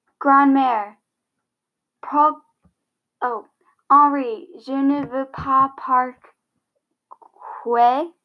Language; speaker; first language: French; non-native, learner; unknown